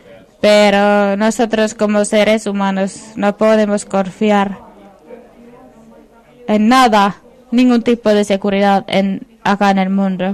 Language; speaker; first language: Spanish; non-native, fluent; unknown